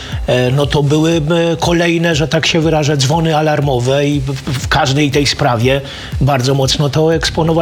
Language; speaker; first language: Polish; native; Polish